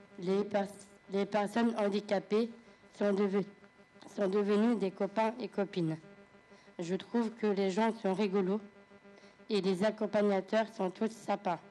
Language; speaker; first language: French; native; French